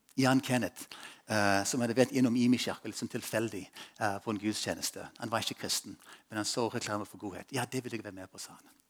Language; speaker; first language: Norwegian; non-native, fluent; English